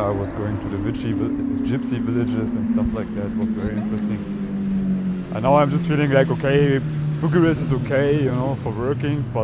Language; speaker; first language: English; non-native, fluent; German